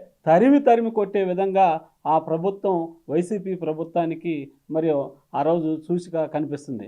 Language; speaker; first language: Telugu; native; Telugu